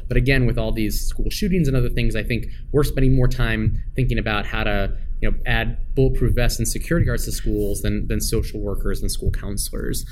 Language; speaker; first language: English; native; English